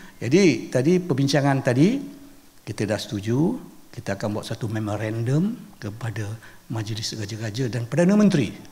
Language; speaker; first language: Malay; native; Malay